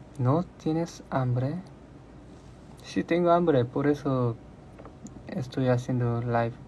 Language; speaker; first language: Spanish; non-native, learner; Korean